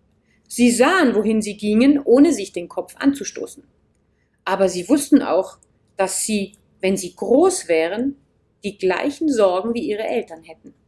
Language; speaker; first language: German; native; German